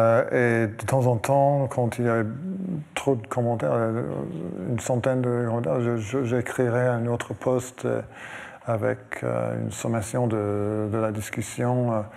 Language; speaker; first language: French; non-native, fluent; English